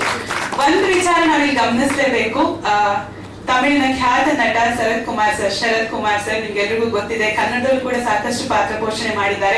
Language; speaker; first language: Kannada; native; Kannada